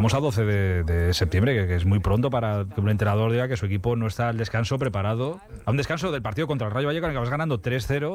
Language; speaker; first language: Spanish; native; Spanish